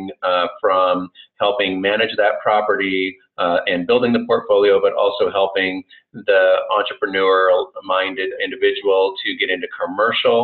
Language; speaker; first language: English; native; English